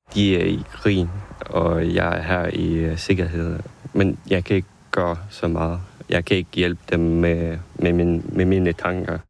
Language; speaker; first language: Danish; non-native, fluent; Ukrainian